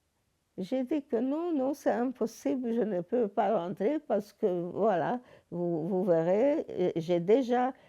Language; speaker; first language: French; non-native, learner; Hungarian